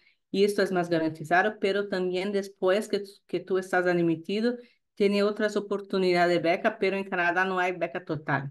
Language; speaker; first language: Spanish; non-native, fluent; Portuguese